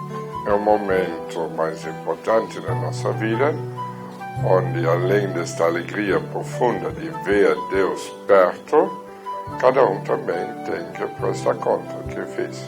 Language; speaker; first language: Portuguese; non-native, fluent; German